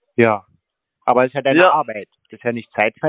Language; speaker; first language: German; native; German